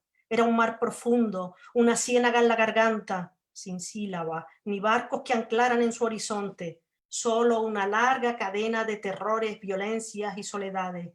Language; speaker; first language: Spanish; native; Spanish